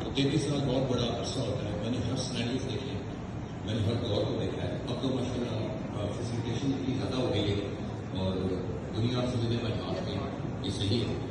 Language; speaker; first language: Urdu; early bilingual, heritage; Urdu